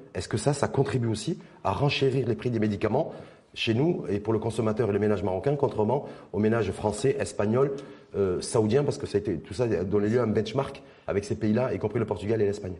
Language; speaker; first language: French; non-native, local second language; Arabic